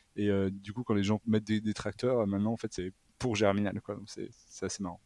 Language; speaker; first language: French; native; French